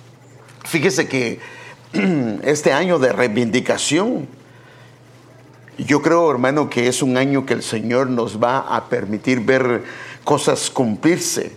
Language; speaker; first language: Spanish; native; Spanish